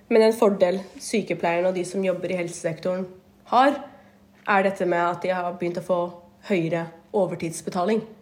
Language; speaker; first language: Norwegian; native; Norwegian